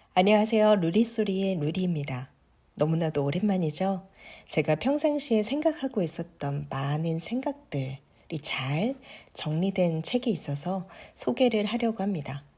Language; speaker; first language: Korean; native; Korean